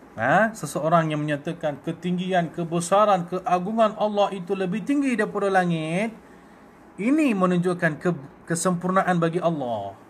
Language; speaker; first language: Malay; native; Malay